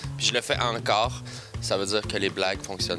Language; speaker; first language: French; native; French